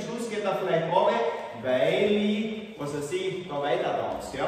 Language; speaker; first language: German; native; German